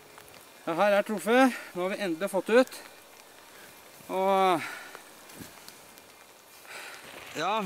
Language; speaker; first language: Norwegian; native; Norwegian